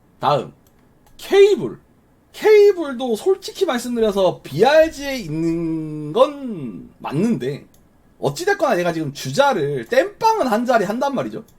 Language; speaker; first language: Korean; native; Korean